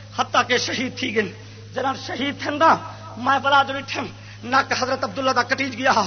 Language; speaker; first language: Urdu; native; Urdu